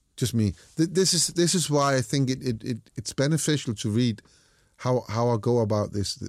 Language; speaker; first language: English; non-native, fluent; Danish